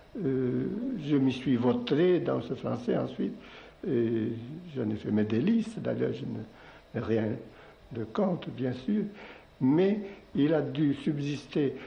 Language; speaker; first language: French; non-native, local second language; Occitan